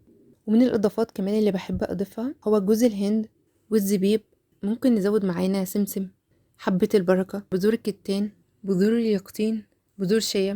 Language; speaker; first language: Arabic; native; Arabic